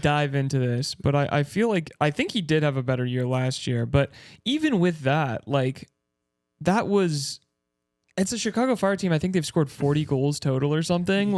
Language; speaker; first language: English; native; English